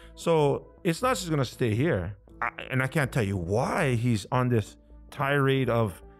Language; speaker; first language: English; native; English